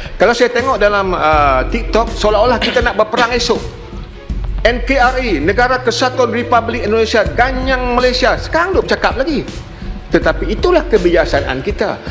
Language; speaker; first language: Malay; native; Malay